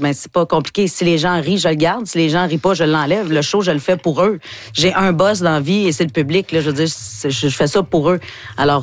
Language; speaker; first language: French; native; French